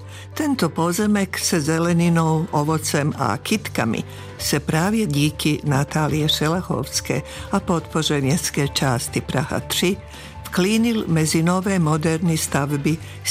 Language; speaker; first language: Czech; non-native, fluent; Serbian